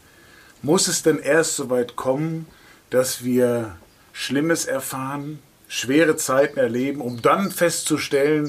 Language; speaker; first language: German; native; German